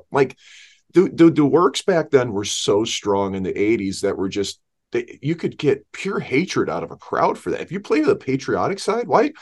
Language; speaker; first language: English; native; English